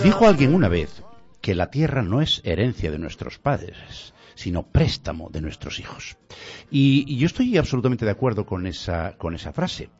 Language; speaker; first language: Spanish; non-native, local second language; Galician